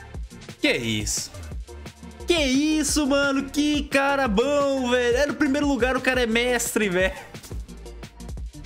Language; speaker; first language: Portuguese; native; Portuguese